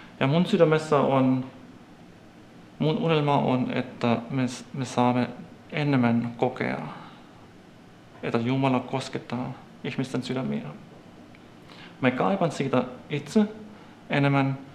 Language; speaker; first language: Finnish; non-native, fluent; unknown